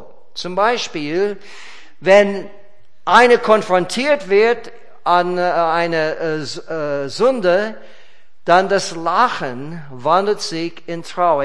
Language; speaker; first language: German; non-native, fluent; English